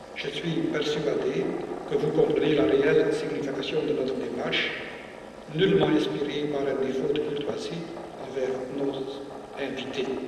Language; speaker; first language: French; non-native, fluent; Dutch